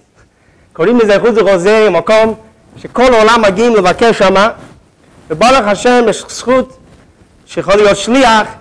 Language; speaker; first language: Hebrew; non-native, fluent; French